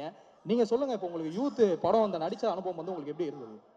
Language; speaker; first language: Tamil; native; Tamil